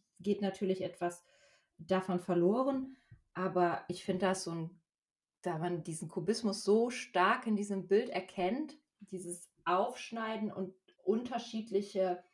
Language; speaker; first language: German; native; German